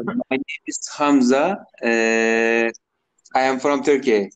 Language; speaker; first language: English; non-native, learner; Turkish